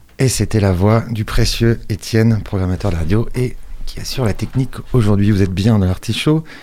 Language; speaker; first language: French; native; French